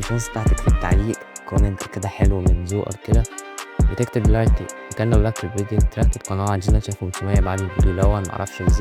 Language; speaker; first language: Arabic; native; Arabic